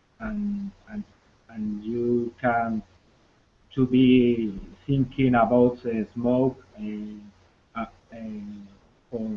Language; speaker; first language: English; non-native, learner; Spanish